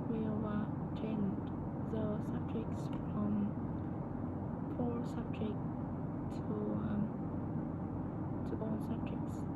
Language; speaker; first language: English; non-native, learner; Vietnamese